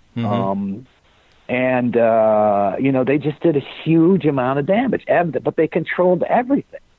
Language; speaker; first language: English; native; English